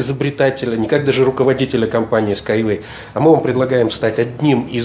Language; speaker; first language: Russian; native; Russian